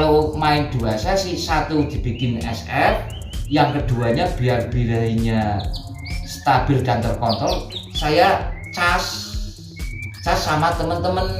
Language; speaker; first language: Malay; non-native, local second language; Javanese